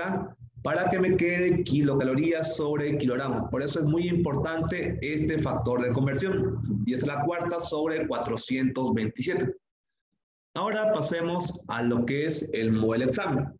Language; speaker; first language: Spanish; native; Spanish